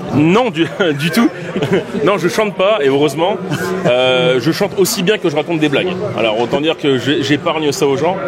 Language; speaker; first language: French; native; French